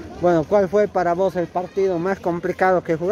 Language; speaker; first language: Spanish; native; Spanish